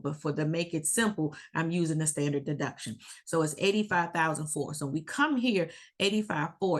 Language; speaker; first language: English; native; English